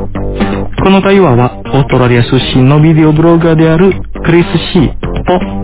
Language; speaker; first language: Japanese; non-native, fluent; Indonesian